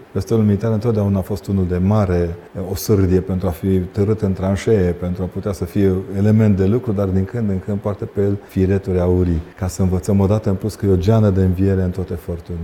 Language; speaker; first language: Romanian; native; Romanian